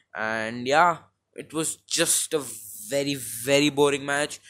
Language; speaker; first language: English; non-native, local second language; Hindi